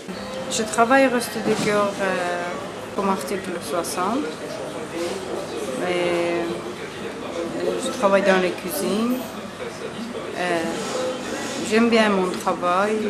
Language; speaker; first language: French; non-native, learner; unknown